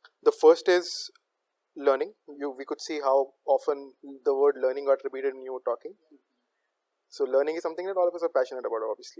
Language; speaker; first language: English; non-native, local second language; Hindi